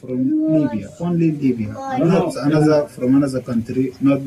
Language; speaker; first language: English; non-native, learner; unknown